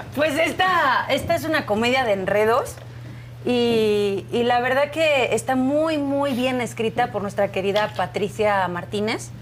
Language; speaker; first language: Spanish; native; Spanish